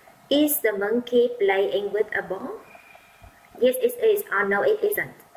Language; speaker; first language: English; non-native, fluent; Vietnamese